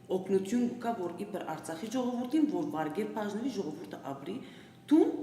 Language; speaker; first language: Armenian; early bilingual, heritage; Armenian